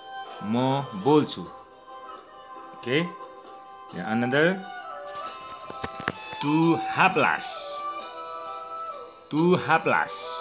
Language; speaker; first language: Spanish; non-native, learner; Nepali